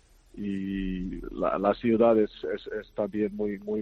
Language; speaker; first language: Spanish; non-native, fluent; Icelandic